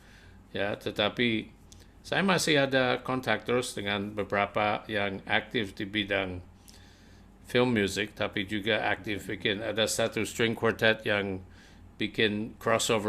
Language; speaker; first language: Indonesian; non-native, fluent; English